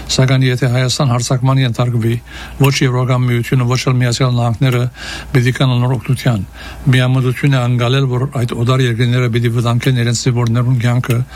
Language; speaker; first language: Armenian; early bilingual, heritage; Armenian